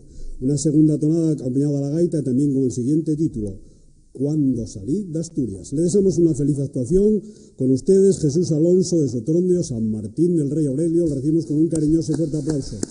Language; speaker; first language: Spanish; native; Spanish